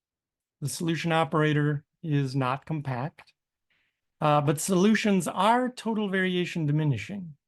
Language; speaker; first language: English; native; English